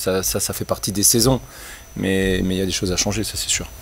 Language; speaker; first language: French; native; French